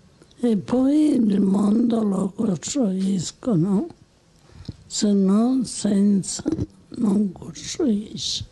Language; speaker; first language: Italian; non-native, local second language; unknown